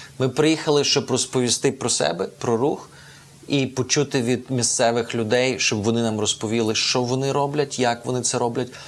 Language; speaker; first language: Ukrainian; native; Ukrainian